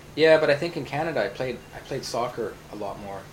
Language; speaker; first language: English; native; English